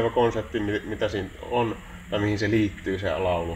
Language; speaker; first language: Finnish; native; Finnish